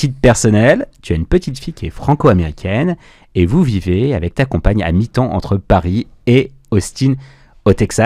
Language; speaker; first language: French; native; French